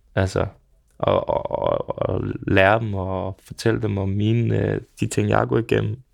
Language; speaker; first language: Danish; early bilingual, other home language; Serbian